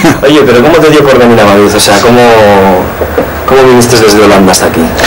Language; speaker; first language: Spanish; native; Spanish